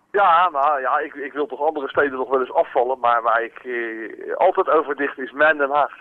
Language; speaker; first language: Dutch; native; Dutch